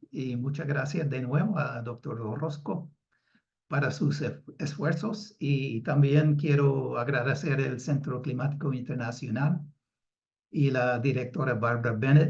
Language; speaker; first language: Spanish; non-native, fluent; English